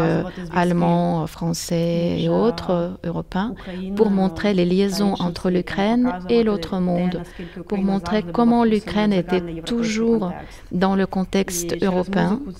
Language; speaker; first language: French; non-native, fluent; Ukrainian